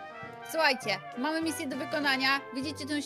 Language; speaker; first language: Polish; native; Polish